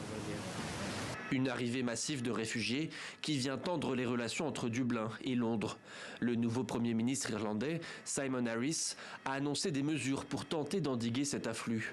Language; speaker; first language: French; native; French